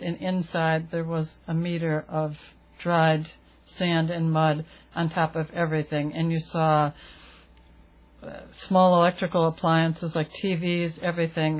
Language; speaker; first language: English; native; English